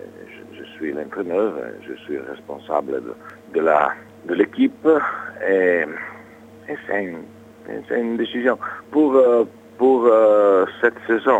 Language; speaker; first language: French; non-native, learner; Italian